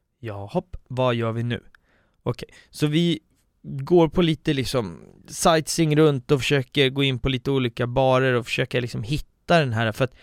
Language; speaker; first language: Swedish; native; Swedish